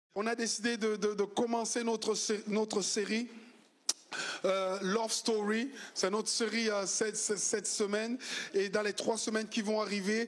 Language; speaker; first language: French; native; French